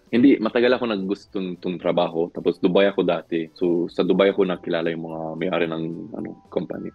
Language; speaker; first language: Filipino; non-native, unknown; Swedish